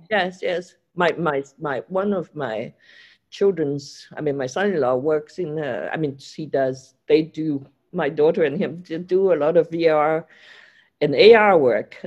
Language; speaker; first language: English; non-native, local second language; Cantonese